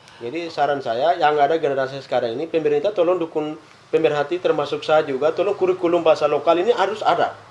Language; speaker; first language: Indonesian; non-native, local second language; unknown